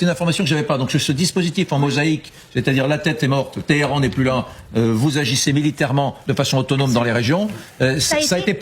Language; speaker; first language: French; native; French